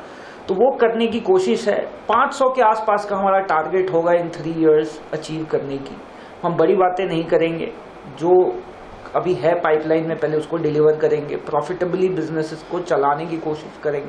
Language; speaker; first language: Hindi; native; Hindi